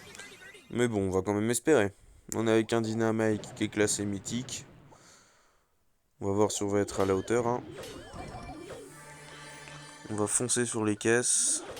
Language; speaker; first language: French; native; French